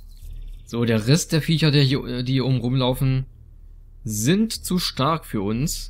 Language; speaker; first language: German; native; German